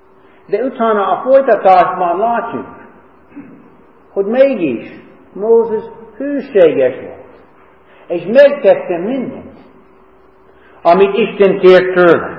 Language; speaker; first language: Hungarian; non-native, fluent; English